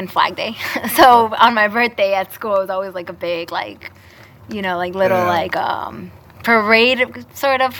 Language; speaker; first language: English; non-native, fluent; Spanish